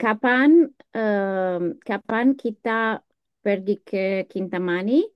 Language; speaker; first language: Indonesian; non-native, learner; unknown